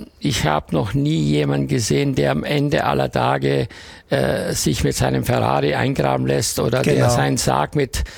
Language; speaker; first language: German; native; German